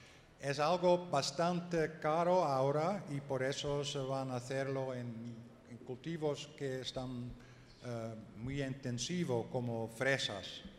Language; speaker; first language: Spanish; non-native, learner; Dutch